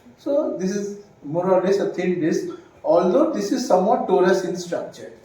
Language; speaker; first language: English; non-native, local second language; Bangla